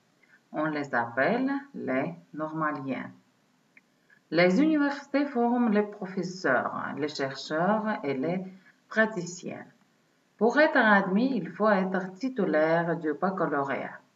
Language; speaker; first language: French; non-native, fluent; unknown